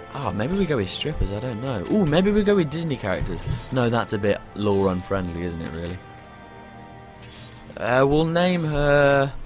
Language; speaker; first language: English; native; English